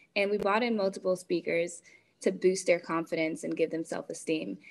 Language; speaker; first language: English; native; English